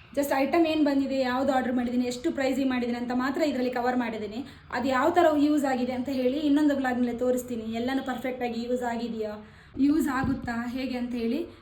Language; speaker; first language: Kannada; non-native, local second language; Tulu